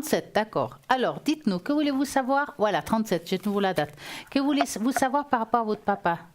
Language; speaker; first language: French; native; French